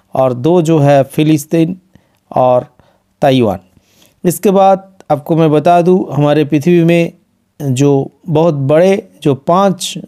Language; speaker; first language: Hindi; non-native, local second language; Bangla